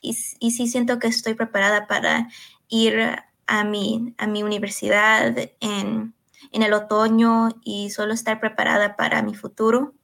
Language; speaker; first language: Spanish; early bilingual, heritage; Spanish